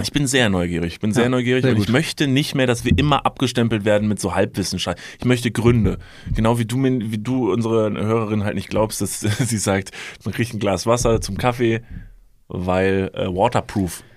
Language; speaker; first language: German; native; German